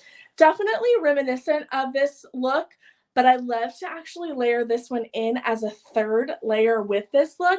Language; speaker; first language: English; native; English